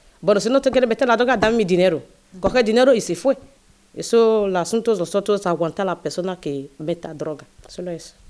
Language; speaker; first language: Spanish; non-native, learner; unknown